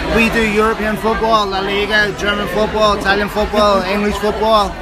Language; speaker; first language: English; native; English